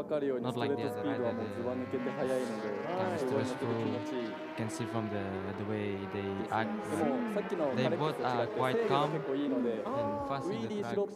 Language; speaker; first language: English; non-native, fluent; Japanese